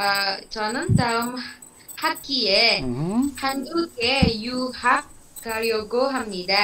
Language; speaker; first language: Korean; non-native, learner; Indonesian